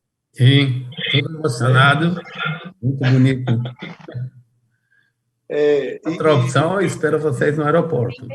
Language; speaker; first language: Portuguese; non-native, fluent; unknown